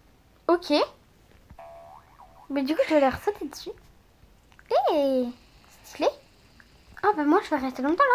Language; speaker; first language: French; native; French